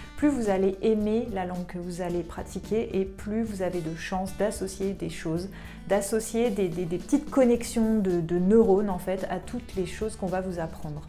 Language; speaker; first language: French; native; French